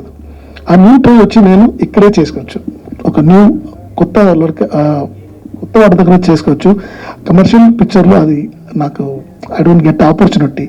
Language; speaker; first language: Telugu; non-native, learner; Tamil